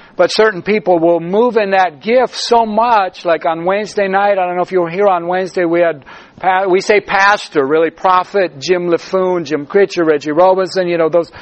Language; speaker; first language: English; native; English